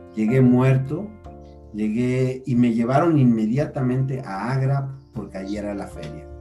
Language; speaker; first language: Spanish; native; Spanish